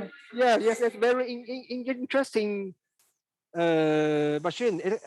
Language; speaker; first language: English; non-native, learner; Chinese